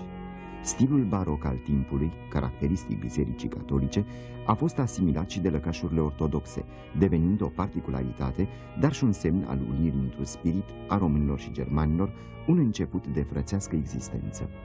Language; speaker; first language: Romanian; native; Romanian